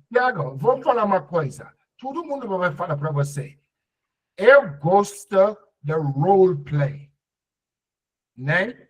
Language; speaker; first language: Portuguese; non-native, learner; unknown